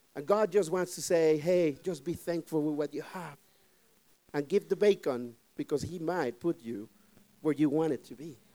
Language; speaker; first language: English; non-native, fluent; Spanish